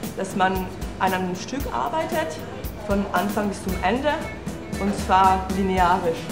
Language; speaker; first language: German; non-native, fluent; French